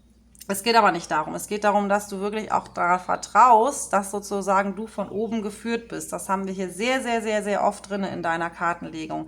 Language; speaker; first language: German; native; German